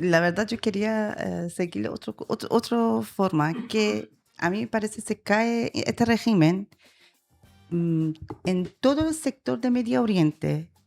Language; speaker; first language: Spanish; non-native, learner; Persian